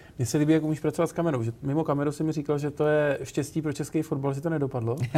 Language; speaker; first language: Czech; native; Czech